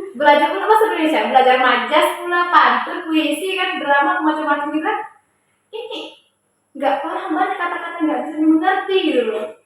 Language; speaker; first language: Indonesian; early bilingual, heritage; Indonesian